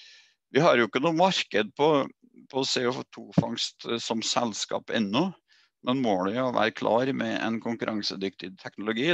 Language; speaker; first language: Norwegian; native; Norwegian